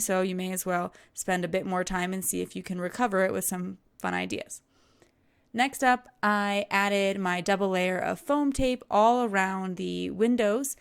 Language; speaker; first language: English; native; English